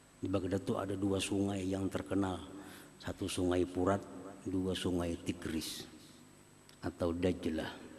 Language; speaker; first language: Indonesian; non-native, local second language; Banjar